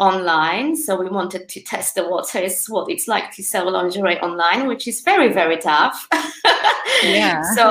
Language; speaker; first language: English; non-native, fluent; Polish